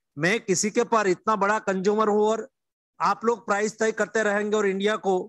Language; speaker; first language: Hindi; non-native, local second language; Gujarati